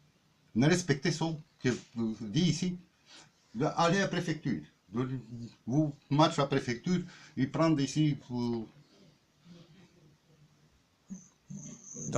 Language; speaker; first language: French; non-native, learner; Romanian